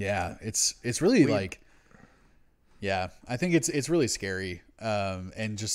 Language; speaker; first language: English; native; English